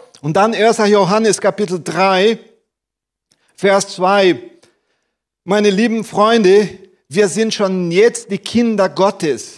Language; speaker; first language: German; non-native, fluent; Portuguese